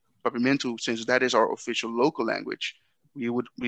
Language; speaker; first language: English; non-native, fluent; Dutch